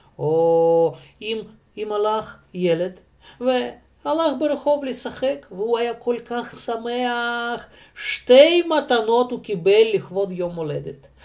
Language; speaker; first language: Hebrew; non-native, fluent; Russian